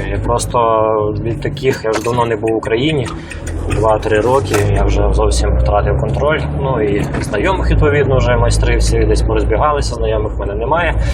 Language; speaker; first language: Ukrainian; native; Ukrainian